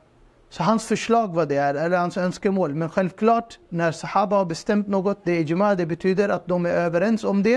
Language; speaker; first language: Swedish; non-native, fluent; Urdu